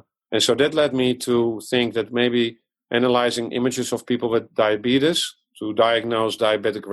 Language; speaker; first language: English; non-native, fluent; Dutch